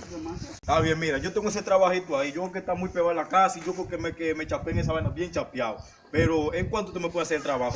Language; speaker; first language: Spanish; native; Spanish